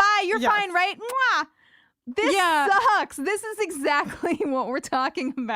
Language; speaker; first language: English; native; English